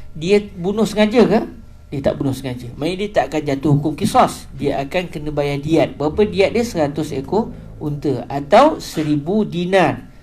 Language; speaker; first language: Malay; native; Malay